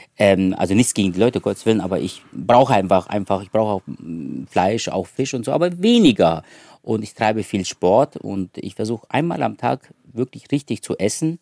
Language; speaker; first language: German; early bilingual, other home language; Turkish